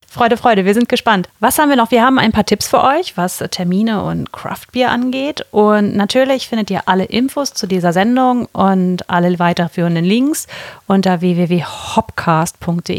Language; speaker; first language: German; native; German